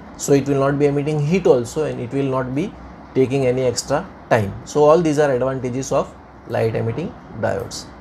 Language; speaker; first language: English; non-native, local second language; Gujarati